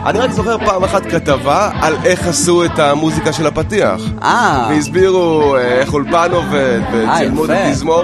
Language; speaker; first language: Hebrew; native; Hebrew